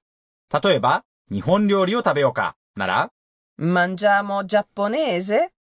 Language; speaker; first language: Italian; non-native, fluent; Japanese